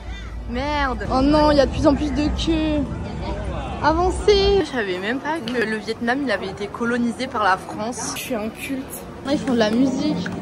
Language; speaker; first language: French; native; French